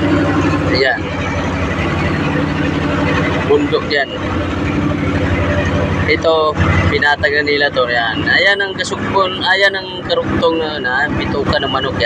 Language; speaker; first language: Filipino; non-native, local second language; Hiligaynon